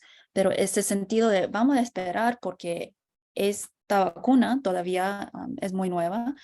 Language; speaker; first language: Spanish; non-native, fluent; English